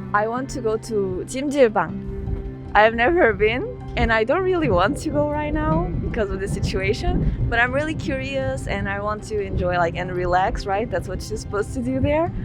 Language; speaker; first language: English; non-native, fluent; Portuguese